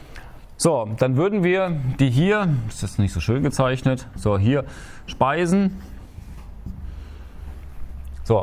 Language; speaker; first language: German; native; German